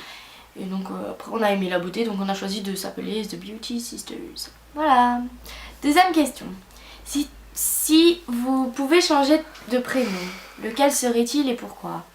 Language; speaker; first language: French; native; French